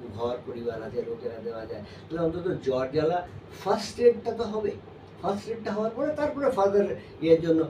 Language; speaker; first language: Bangla; native; Bangla